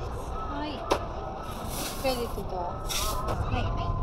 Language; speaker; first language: Japanese; non-native, learner; Filipino